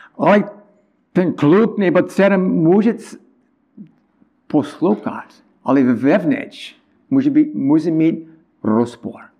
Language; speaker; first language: Czech; non-native, learner; English